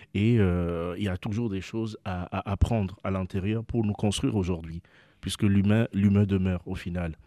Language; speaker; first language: French; non-native, local second language; Ewe